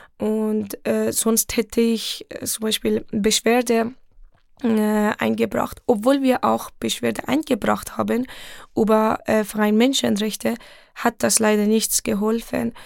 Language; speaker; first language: German; non-native, fluent; Persian